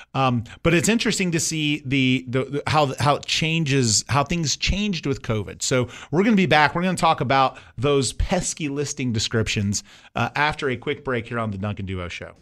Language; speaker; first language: English; native; English